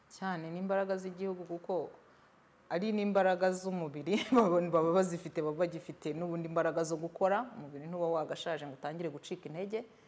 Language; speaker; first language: Kinyarwanda; native; Kinyarwanda